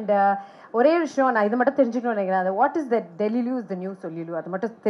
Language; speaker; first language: Tamil; native; Tamil